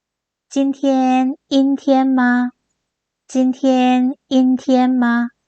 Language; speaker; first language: Chinese; non-native, fluent; Korean